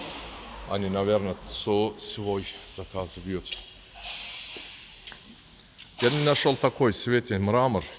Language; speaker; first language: Russian; non-native, learner; Turkish